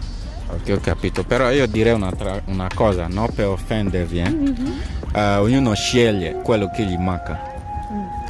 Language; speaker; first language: Italian; non-native, fluent; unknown